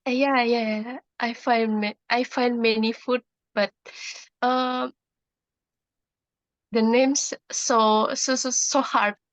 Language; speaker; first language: English; non-native, learner; Indonesian